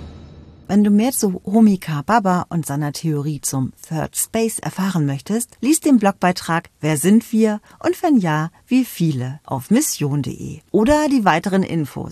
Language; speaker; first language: German; native; German